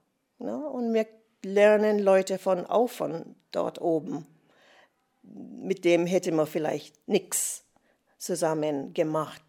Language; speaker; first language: German; non-native, fluent; English